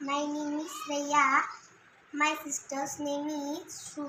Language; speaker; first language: English; non-native, learner; Marathi